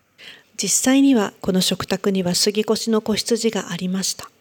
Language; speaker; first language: Japanese; native; Japanese